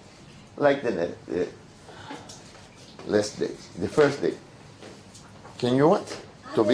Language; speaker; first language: English; non-native, fluent; Spanish